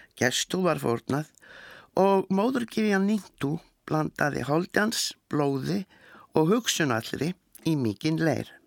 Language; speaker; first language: Icelandic; native; Icelandic